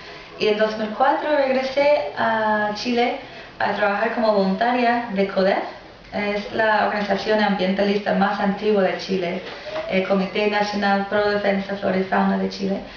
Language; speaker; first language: Spanish; non-native, fluent; English